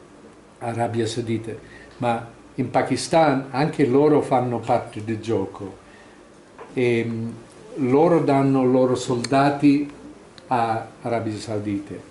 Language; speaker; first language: Italian; non-native, fluent; English